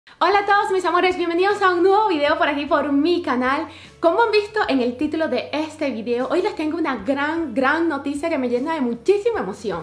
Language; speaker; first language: Spanish; native; Spanish